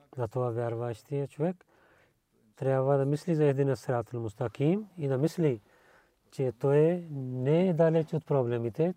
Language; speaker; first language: Bulgarian; non-native, learner; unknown